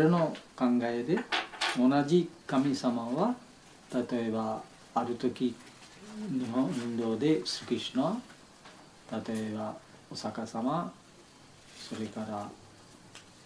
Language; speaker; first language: Japanese; non-native, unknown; Bangla